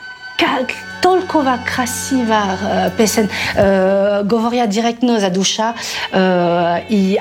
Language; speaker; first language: Bulgarian; non-native, learner; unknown